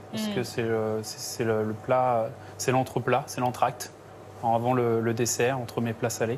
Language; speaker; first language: French; native; French